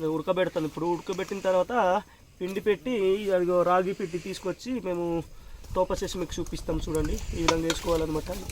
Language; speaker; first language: Telugu; native; Telugu